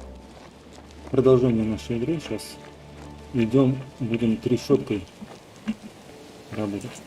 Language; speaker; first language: Russian; native; Russian